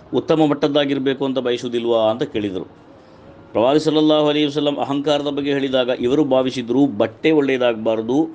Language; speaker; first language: Kannada; non-native, local second language; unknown